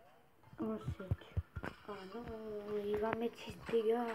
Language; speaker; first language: French; native; French